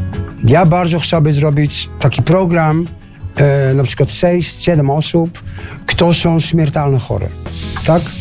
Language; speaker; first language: Polish; non-native, learner; Dutch